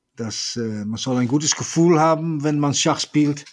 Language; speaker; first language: German; non-native, fluent; Dutch